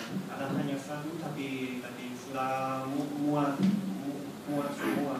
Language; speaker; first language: Indonesian; non-native, fluent; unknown